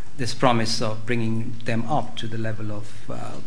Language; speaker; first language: English; non-native, local second language; Hindi